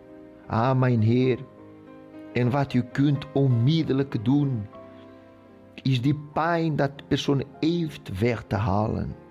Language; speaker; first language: Dutch; non-native, local second language; Portuguese